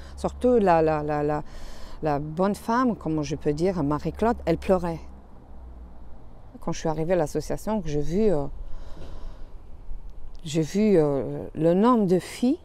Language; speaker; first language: French; non-native, fluent; Romanian